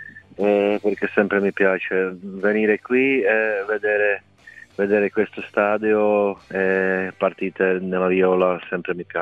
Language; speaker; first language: Italian; non-native, fluent; Czech